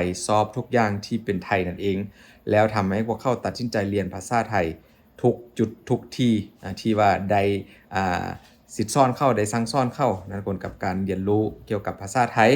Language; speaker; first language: Thai; non-native, local second language; Northeastern Thai